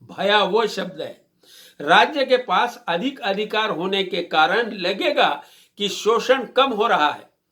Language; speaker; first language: Hindi; non-native, local second language; Marathi